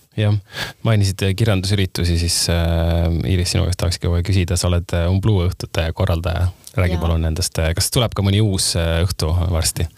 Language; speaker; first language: Estonian; native; Estonian